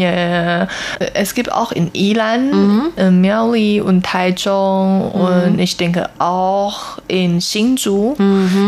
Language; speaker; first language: German; non-native, learner; Chinese